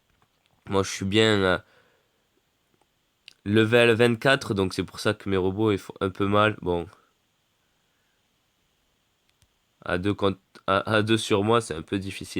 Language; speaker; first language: French; native; French